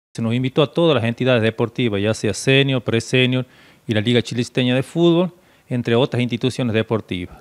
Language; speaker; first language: Spanish; native; Spanish